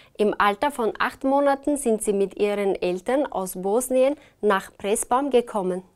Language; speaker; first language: German; native; German